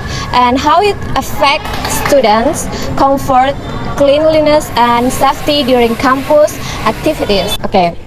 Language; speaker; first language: English; non-native, learner; Indonesian